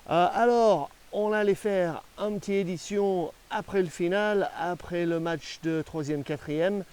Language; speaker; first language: French; non-native, fluent; English